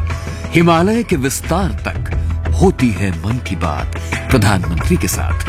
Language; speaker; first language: Hindi; native; Hindi